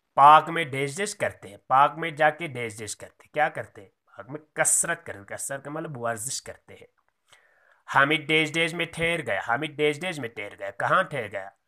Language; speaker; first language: Urdu; non-native, local second language; Kashmiri